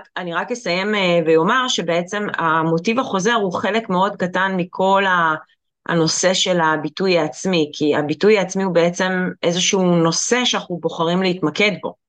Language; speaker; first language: Hebrew; early bilingual, other home language; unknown